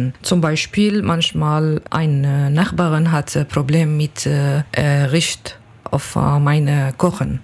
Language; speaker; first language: German; non-native, learner; Kurdish